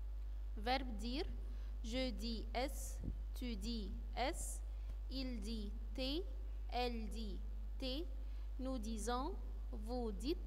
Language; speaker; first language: French; non-native, fluent; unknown